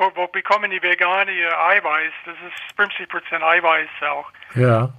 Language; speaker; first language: German; non-native, fluent; English